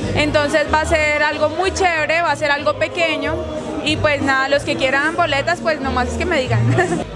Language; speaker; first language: Spanish; native; Spanish